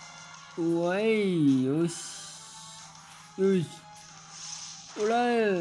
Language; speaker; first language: Japanese; native; Japanese